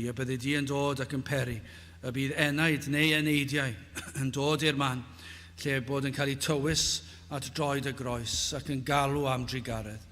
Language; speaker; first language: Welsh; native; Welsh